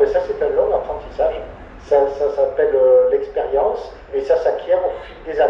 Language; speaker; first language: French; native; French